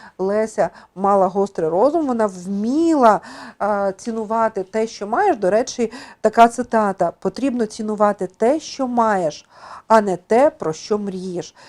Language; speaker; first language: Ukrainian; native; Ukrainian